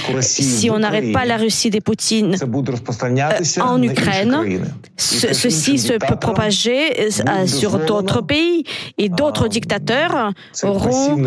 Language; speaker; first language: French; non-native, fluent; Ukrainian